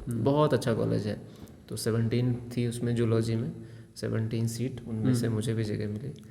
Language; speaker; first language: Hindi; native; Hindi